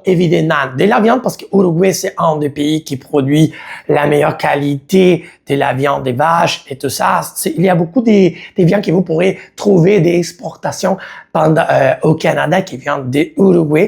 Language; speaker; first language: French; non-native, learner; Spanish